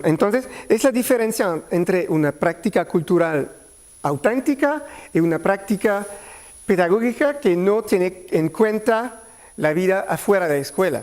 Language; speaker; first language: Spanish; non-native, learner; French